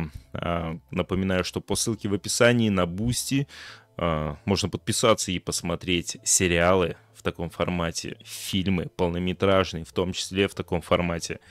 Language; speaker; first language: Russian; native; Russian